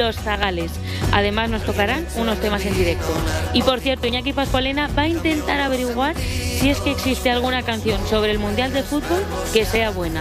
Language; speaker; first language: Spanish; native; Spanish